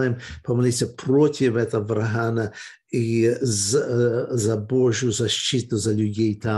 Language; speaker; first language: Russian; early bilingual, heritage; Russian